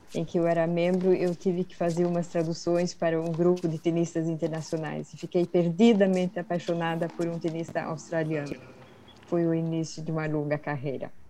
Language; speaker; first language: Portuguese; early bilingual, other home language; Swedish